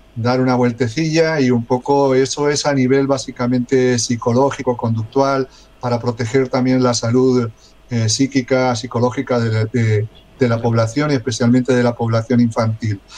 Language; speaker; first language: Spanish; native; Spanish